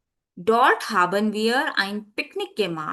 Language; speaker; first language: German; non-native, fluent; Hindi